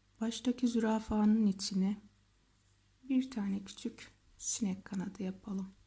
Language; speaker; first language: Turkish; native; Turkish